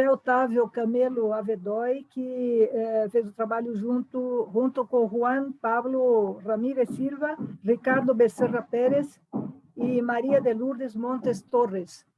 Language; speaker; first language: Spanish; non-native, fluent; Portuguese